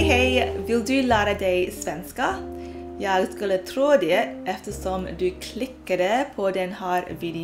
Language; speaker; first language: Swedish; non-native, learner; English